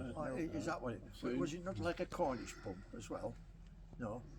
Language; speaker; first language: English; native; English